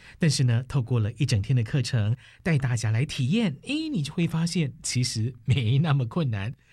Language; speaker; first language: Chinese; native; Chinese